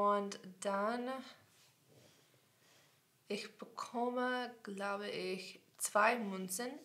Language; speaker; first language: German; non-native, learner; English